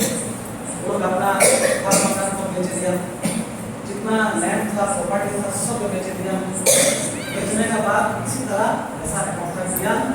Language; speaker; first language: Hindi; non-native, local second language; Telugu